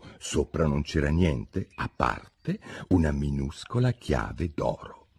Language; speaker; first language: Italian; native; Italian